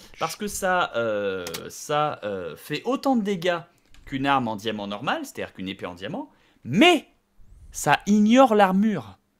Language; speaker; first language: French; native; French